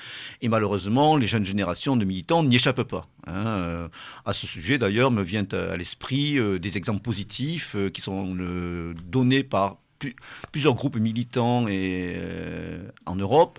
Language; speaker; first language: French; native; French